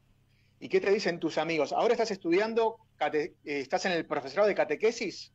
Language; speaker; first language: Spanish; native; Spanish